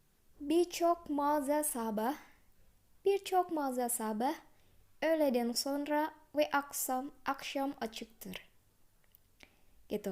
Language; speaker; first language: Turkish; non-native, fluent; Indonesian